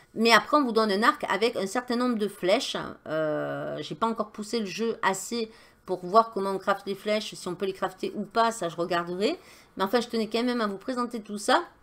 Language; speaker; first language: French; native; French